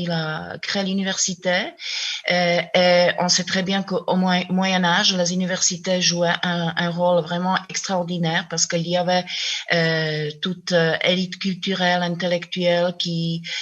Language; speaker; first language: French; non-native, fluent; Czech